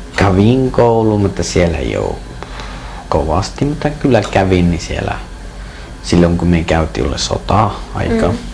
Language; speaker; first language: Finnish; non-native, learner; Persian